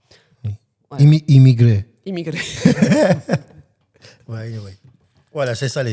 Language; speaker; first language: French; non-native, learner; Armenian